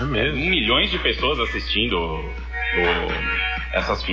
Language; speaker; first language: Portuguese; native; Portuguese